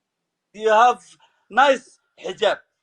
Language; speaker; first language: English; non-native, learner; Somali